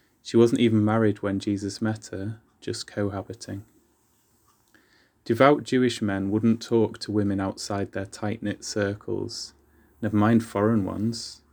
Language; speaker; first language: English; native; English